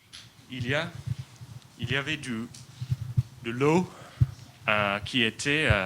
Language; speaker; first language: French; non-native, fluent; English